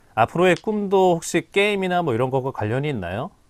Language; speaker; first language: Korean; native; Korean